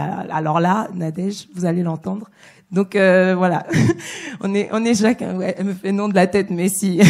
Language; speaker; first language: French; native; French